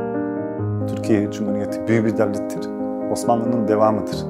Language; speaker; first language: Turkish; non-native, fluent; Bosnian